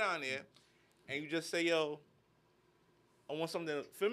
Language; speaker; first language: English; native; English